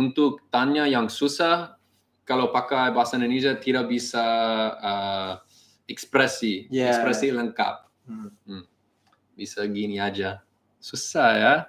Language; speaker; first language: Indonesian; non-native, learner; English